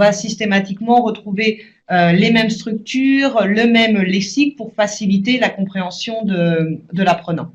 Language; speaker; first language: French; native; French